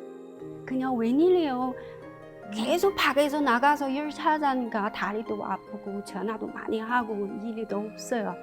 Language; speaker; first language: Korean; non-native, learner; Chinese